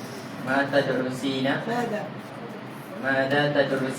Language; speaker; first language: Arabic; non-native, learner; Malay